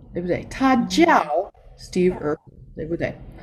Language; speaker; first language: Chinese; non-native, fluent; English